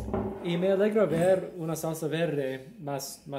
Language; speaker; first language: Spanish; non-native, learner; English